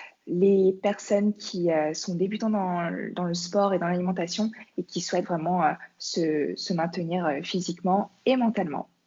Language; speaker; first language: French; native; French